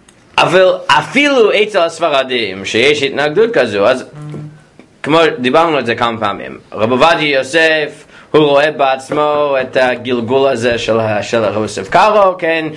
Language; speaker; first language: Hebrew; non-native, fluent; English